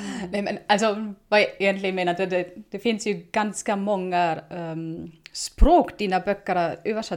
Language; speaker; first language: Swedish; non-native, fluent; German